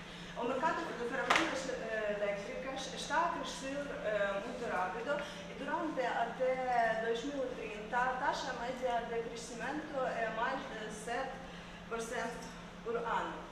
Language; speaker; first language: Portuguese; non-native, learner; Ukrainian